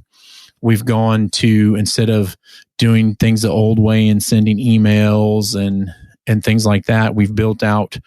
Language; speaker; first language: English; native; English